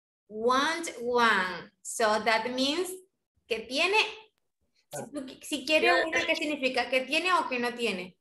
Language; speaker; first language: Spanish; non-native, learner; English